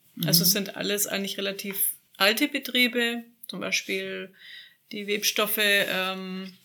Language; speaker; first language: German; native; German